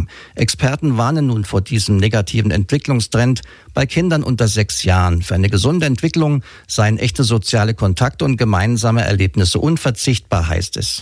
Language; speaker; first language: German; native; German